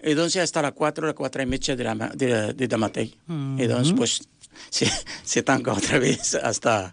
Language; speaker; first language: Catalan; non-native, learner; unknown